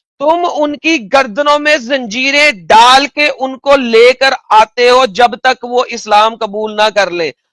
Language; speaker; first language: Urdu; non-native, local second language; Punjabi